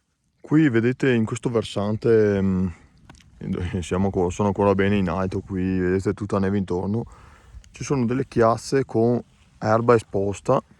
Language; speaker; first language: Italian; native; Italian